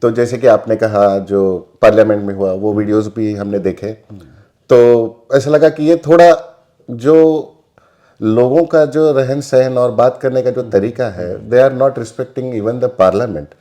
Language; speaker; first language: Hindi; native; Hindi